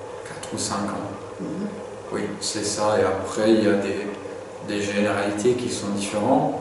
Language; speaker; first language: French; non-native, fluent; German